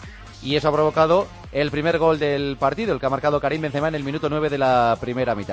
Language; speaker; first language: Spanish; native; Spanish